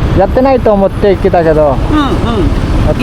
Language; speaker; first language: Japanese; non-native, learner; Nepali